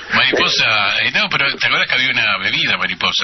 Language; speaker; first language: Spanish; native; Spanish